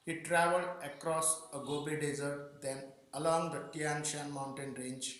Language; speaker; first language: English; non-native, local second language; Marathi